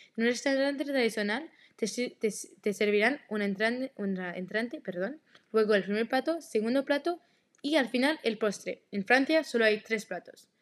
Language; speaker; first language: Spanish; non-native, learner; French